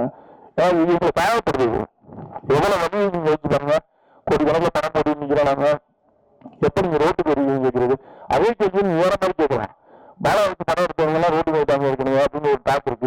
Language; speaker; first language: Tamil; native; Tamil